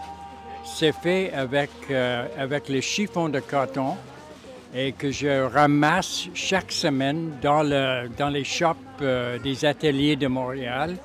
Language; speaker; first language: French; non-native, local second language; English